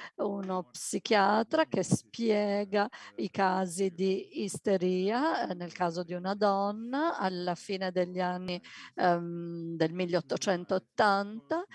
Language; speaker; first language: Italian; non-native, fluent; Dutch